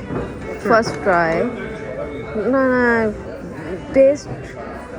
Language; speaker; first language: English; non-native, learner; Urdu